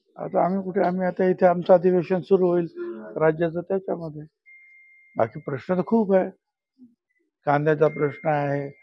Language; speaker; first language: Marathi; native; Marathi